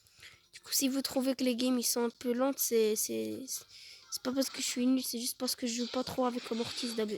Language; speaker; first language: French; native; French